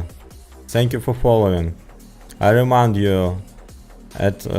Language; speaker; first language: English; non-native, learner; Ukrainian